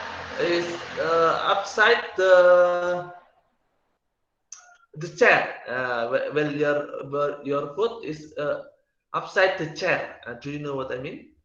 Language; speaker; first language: English; non-native, learner; Indonesian